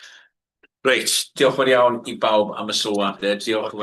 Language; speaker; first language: Welsh; non-native, learner; English